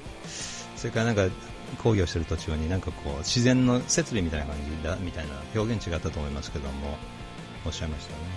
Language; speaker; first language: Japanese; native; Japanese